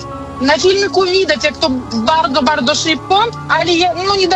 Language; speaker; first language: Polish; non-native, learner; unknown